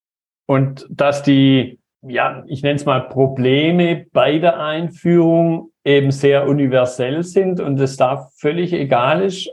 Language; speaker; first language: German; native; German